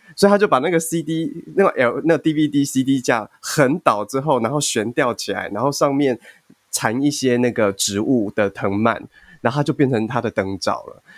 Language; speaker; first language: Chinese; native; Chinese